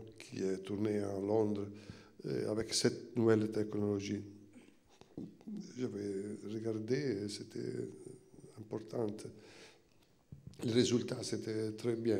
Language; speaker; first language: French; non-native, fluent; Italian